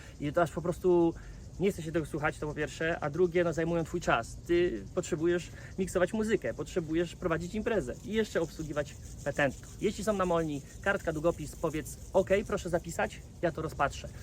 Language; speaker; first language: Polish; native; Polish